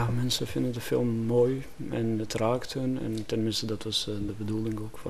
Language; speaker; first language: Dutch; non-native, fluent; Albanian